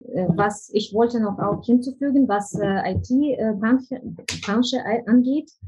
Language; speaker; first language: German; non-native, fluent; Ukrainian